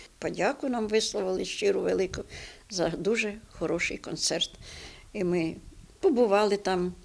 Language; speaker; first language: Ukrainian; non-native, local second language; Russian